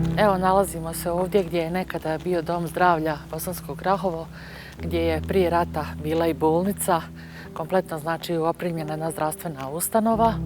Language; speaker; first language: Bosnian; native; Bosnian